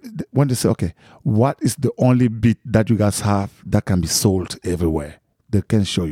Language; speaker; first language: English; non-native, fluent; French